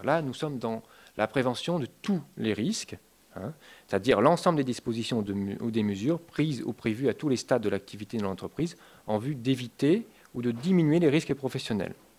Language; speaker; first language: French; native; French